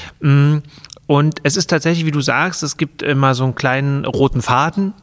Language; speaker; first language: German; native; German